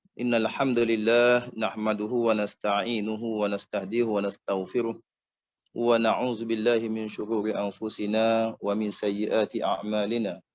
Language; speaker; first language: Malay; native; Malay